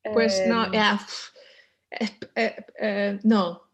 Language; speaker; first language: Spanish; non-native, learner; Dutch